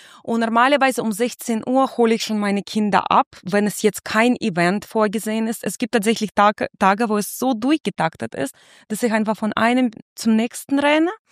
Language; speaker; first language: German; non-native, fluent; Russian